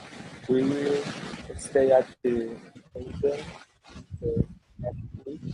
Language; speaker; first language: English; non-native, learner; Spanish